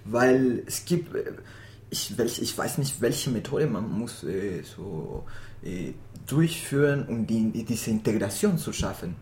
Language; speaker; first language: German; non-native, fluent; Spanish